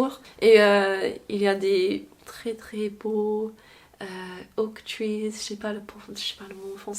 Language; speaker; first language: French; non-native, fluent; English